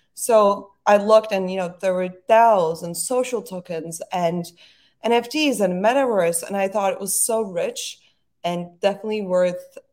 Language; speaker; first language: English; non-native, fluent; Turkish